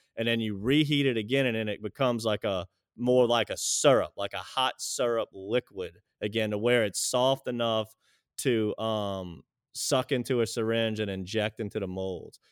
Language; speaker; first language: English; native; English